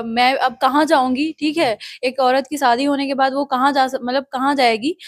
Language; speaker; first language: Hindi; native; Hindi